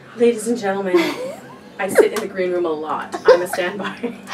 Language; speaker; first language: English; native; English